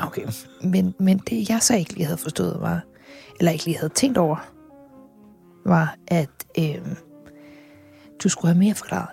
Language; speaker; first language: Danish; native; Danish